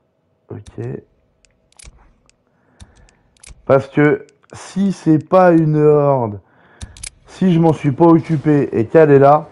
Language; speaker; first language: French; native; French